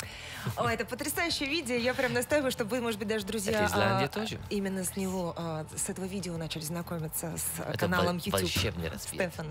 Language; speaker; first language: Russian; native; Russian